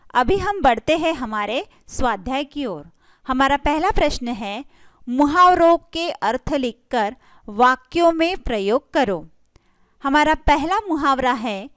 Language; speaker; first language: Hindi; non-native, local second language; Marathi